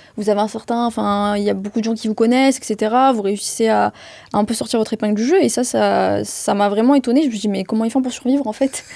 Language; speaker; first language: French; native; French